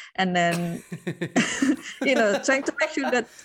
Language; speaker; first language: English; non-native, fluent; Indonesian